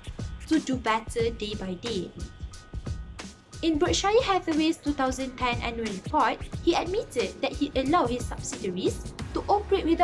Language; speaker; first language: English; non-native, local second language; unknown